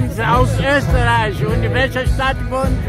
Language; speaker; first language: German; non-native, learner; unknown